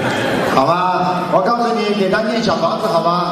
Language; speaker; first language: Chinese; native; Chinese